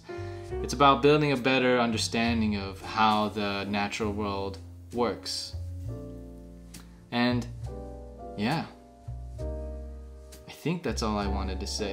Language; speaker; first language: English; native; English